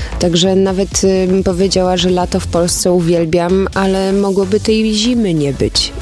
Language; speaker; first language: Polish; early bilingual, heritage; Polish